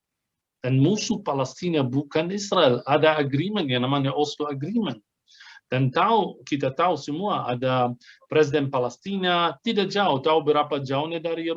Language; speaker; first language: Indonesian; non-native, fluent; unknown